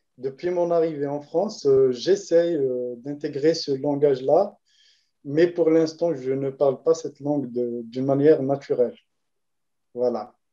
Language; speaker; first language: French; non-native, local second language; Arabic